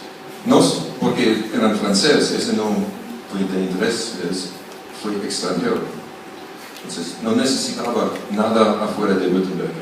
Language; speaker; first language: Spanish; non-native, fluent; German